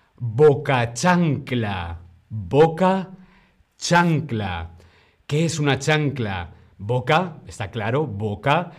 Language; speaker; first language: Spanish; native; Spanish